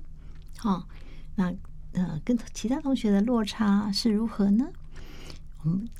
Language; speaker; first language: Chinese; native; Chinese